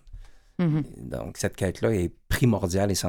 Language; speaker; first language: French; native; French